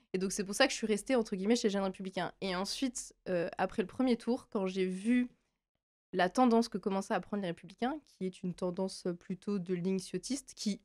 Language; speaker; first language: French; native; French